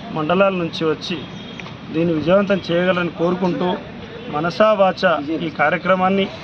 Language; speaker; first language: Telugu; non-native, local second language; Lambadi